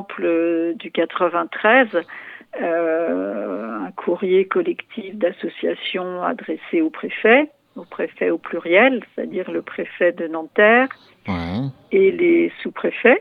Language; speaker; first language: French; native; French